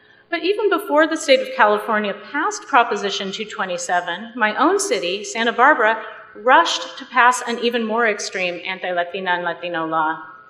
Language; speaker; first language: English; native; English